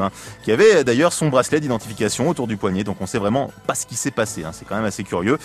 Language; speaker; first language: French; native; French